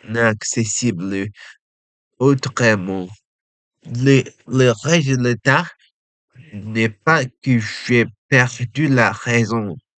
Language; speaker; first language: French; non-native, learner; Japanese